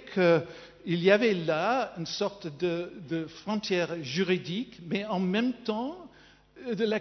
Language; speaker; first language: French; non-native, fluent; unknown